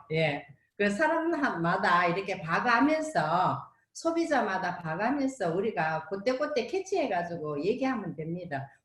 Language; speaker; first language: Korean; native; Korean